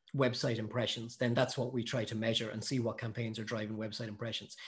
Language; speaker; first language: English; native; English